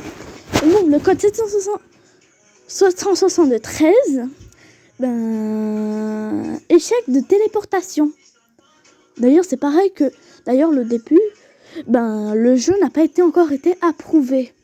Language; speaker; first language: French; native; French